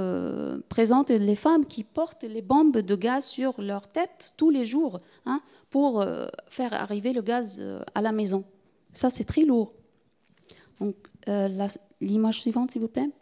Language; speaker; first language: French; non-native, fluent; Arabic